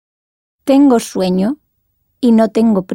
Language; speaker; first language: Spanish; non-native, learner; English